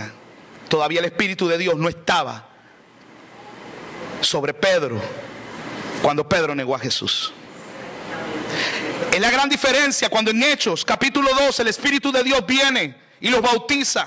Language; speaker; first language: Spanish; native; Spanish